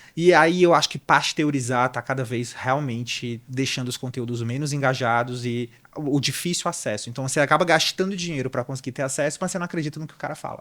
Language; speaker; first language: Portuguese; native; Portuguese